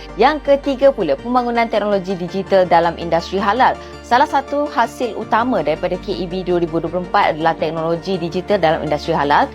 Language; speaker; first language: Malay; native; Malay